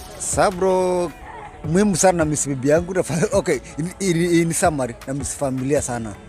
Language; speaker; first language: Swahili; non-native, local second language; Gusii